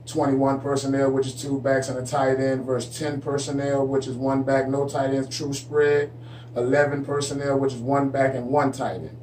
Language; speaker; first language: English; native; English